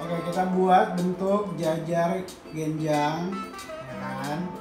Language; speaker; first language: Indonesian; early bilingual, heritage; Indonesian